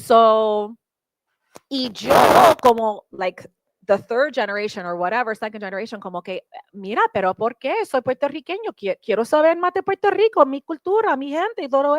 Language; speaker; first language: Spanish; early bilingual, heritage; English